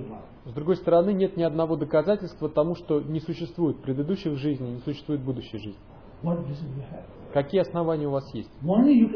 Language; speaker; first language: Russian; native; Russian